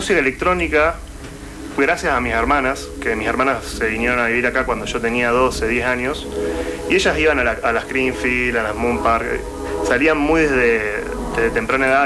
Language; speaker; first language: Spanish; native; Spanish